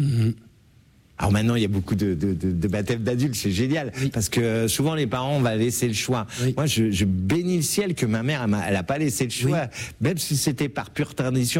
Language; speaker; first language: French; native; French